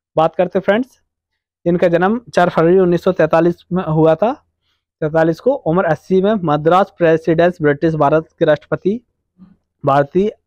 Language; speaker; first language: Hindi; native; Hindi